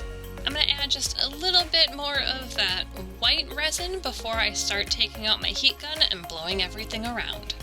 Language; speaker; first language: English; native; English